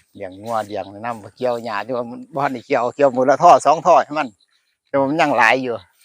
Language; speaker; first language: Thai; native; Thai